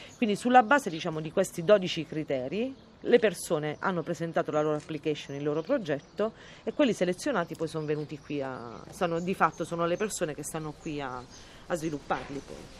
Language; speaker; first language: Italian; native; Italian